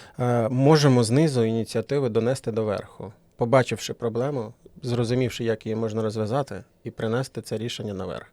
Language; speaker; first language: Ukrainian; native; Ukrainian